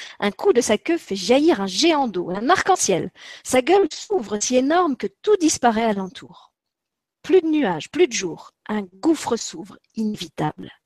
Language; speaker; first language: French; native; French